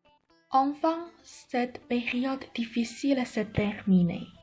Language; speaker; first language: French; non-native, learner; Chinese